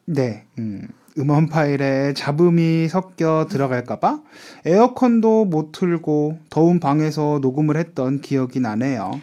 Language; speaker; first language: Korean; native; Korean